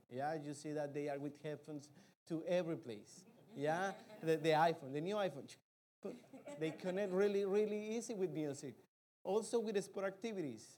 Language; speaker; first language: English; non-native, fluent; Spanish